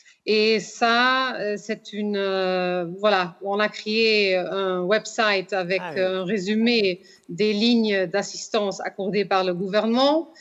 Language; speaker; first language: French; non-native, fluent; Portuguese